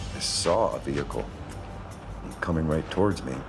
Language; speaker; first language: English; native; English